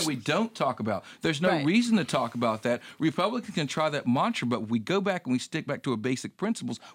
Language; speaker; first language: English; native; English